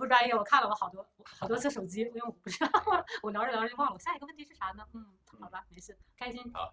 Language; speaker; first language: Chinese; native; Chinese